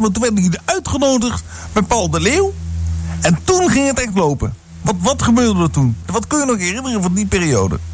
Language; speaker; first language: Dutch; native; Dutch